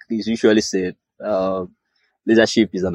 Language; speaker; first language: English; non-native, local second language; Yoruba